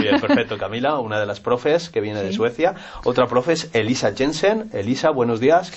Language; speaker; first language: Spanish; native; Spanish